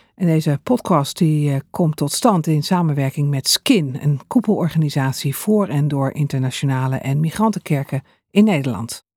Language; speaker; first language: Dutch; native; Dutch